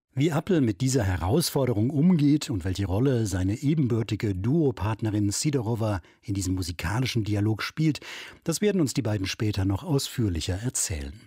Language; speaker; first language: German; native; German